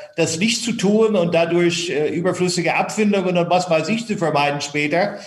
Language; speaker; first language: German; non-native, fluent; English